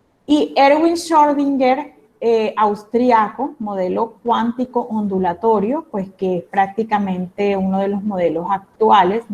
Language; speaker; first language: Spanish; native; Spanish